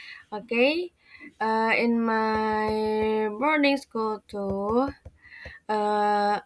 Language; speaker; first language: English; non-native, learner; Indonesian